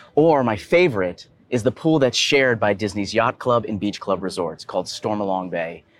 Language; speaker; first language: English; native; English